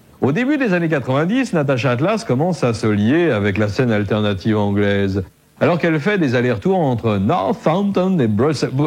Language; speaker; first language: French; native; French